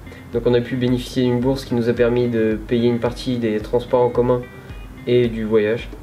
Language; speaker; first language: French; native; French